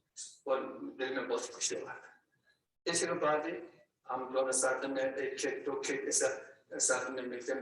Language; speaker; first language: Hindi; non-native, learner; Tibetan